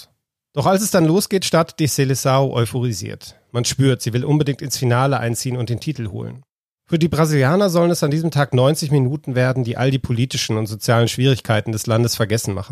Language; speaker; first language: German; native; German